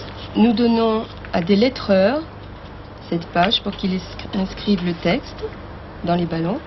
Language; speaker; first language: French; native; French